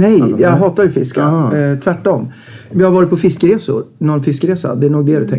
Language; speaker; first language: Swedish; native; Swedish